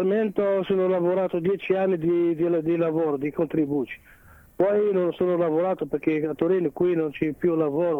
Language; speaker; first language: Italian; non-native, learner; Arabic